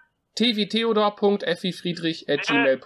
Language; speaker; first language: German; native; German